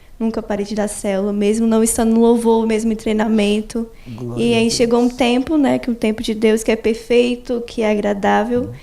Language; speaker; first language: Portuguese; native; Portuguese